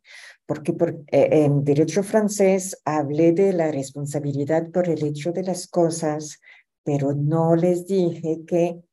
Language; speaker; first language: Spanish; non-native, fluent; French